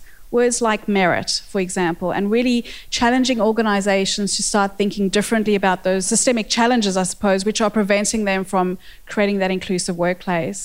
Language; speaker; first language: English; native; English